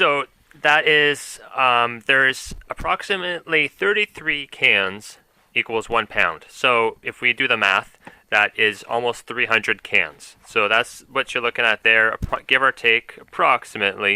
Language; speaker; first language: English; native; English